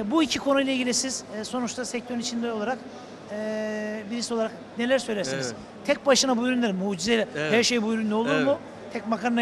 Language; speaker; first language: Turkish; native; Turkish